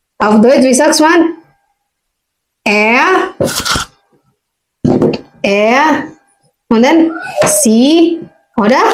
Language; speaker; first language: German; non-native, learner; Indonesian